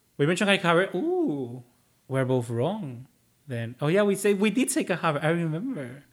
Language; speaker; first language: English; non-native, fluent; Spanish